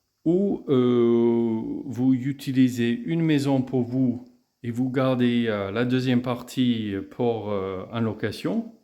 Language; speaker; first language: French; non-native, fluent; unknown